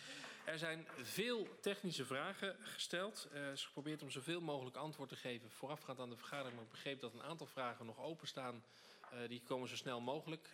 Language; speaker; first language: Dutch; native; Dutch